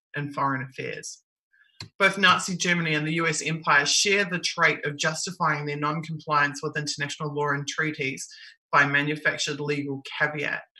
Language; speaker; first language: English; native; English